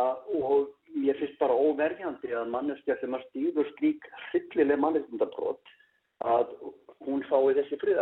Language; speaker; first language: Icelandic; native; Icelandic